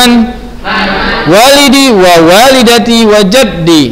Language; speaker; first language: Arabic; non-native, fluent; Indonesian